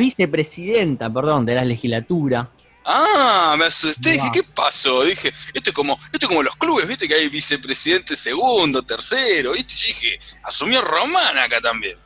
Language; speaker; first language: Spanish; native; Spanish